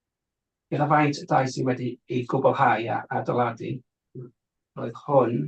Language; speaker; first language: Welsh; native; Welsh